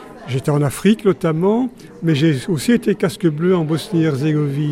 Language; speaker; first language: French; native; French